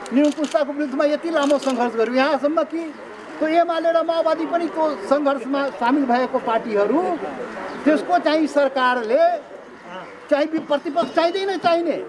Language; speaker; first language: Nepali; non-native, local second language; Maithili